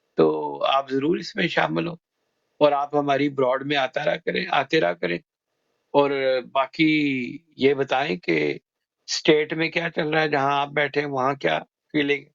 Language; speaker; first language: Urdu; native; Urdu